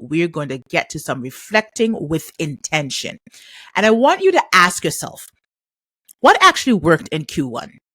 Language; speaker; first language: English; native; English